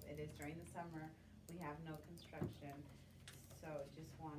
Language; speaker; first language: English; native; English